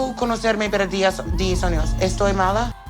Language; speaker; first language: Spanish; non-native, learner; English